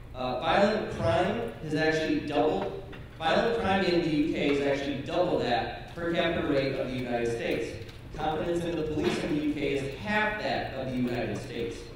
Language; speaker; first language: English; native; English